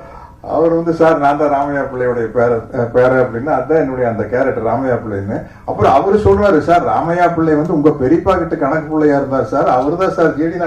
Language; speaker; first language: Tamil; native; Tamil